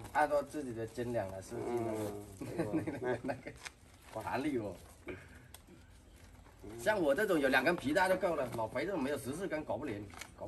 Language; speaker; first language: Chinese; native; Chinese